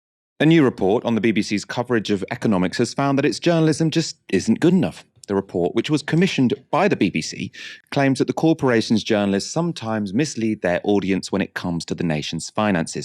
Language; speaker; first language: English; native; English